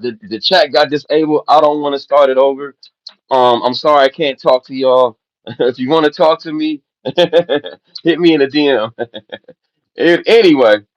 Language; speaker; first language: English; native; English